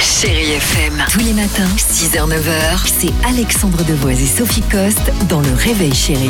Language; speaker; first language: French; native; French